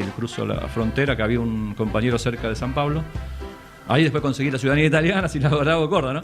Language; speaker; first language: Spanish; native; Spanish